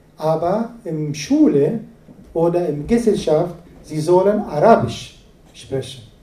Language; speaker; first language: German; non-native, fluent; Arabic